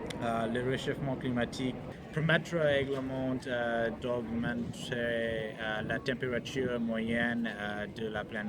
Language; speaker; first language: French; non-native, learner; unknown